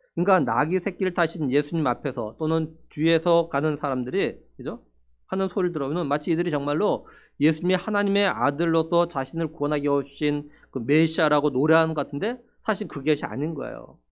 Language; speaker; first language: Korean; native; Korean